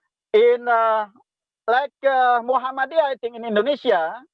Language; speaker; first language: English; non-native, local second language; Indonesian